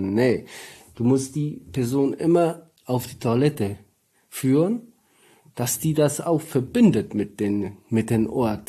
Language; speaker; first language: German; non-native, learner; Polish